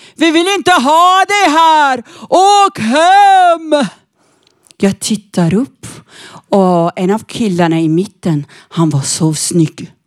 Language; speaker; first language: Swedish; non-native, fluent; Persian